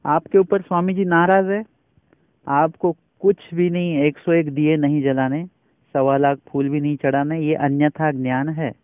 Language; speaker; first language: Hindi; non-native, local second language; Marathi